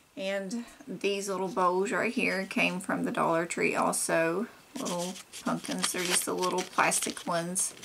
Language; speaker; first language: English; native; English